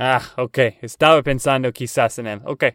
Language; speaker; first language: Spanish; non-native, learner; English